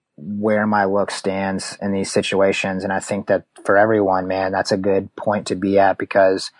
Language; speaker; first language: English; native; English